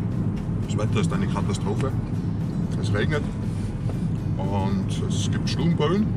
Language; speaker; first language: German; native; German